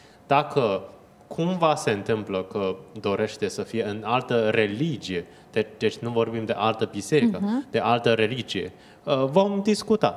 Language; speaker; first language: Romanian; non-native, fluent; Chinese